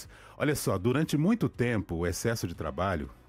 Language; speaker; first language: Portuguese; native; Portuguese